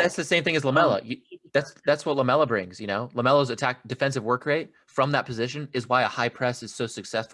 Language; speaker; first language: English; native; English